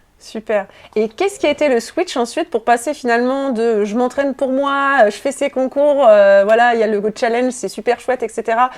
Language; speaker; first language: French; native; French